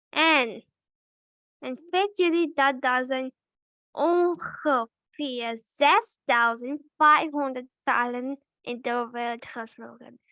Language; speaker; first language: Dutch; early bilingual, other home language; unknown